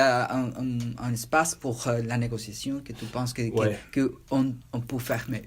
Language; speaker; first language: French; non-native, learner; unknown